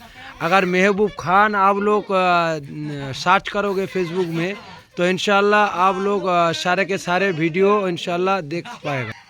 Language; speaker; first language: Hindi; non-native, local second language; Bangla